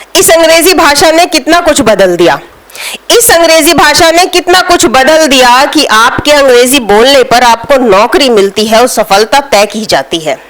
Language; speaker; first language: Hindi; native; Hindi